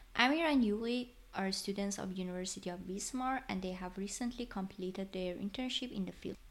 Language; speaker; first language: English; non-native, fluent; Persian